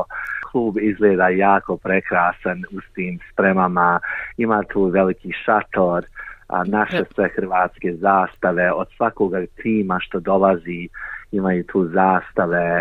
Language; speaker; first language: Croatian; early bilingual, heritage; Croatian